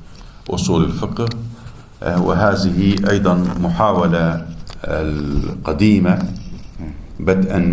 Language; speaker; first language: Arabic; non-native, fluent; Turkish